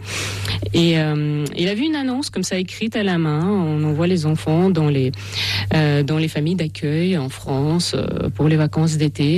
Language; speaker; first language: French; non-native, fluent; Russian